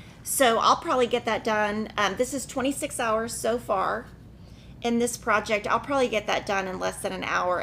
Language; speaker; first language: English; native; English